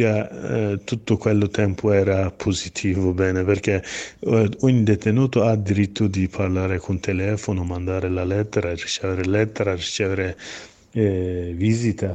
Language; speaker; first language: Italian; non-native, learner; Kurdish